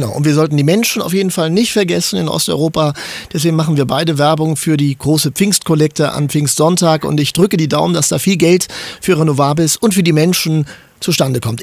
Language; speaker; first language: German; native; German